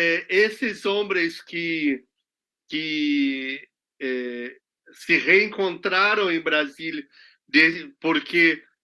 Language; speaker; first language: Spanish; non-native, learner; Portuguese